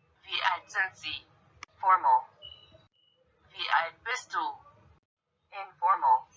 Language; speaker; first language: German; non-native, learner; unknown